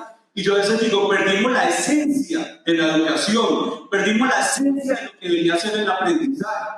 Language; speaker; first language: Spanish; native; Spanish